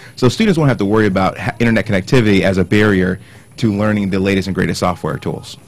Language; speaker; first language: English; native; English